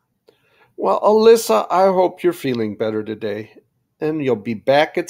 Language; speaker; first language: English; native; English